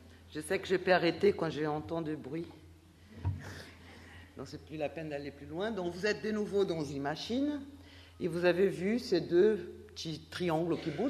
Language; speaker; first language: French; non-native, fluent; Portuguese